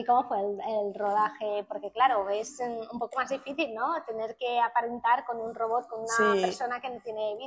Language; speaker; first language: Spanish; native; Spanish